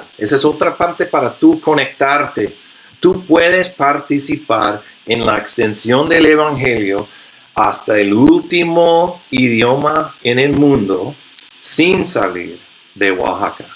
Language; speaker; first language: Spanish; non-native, fluent; English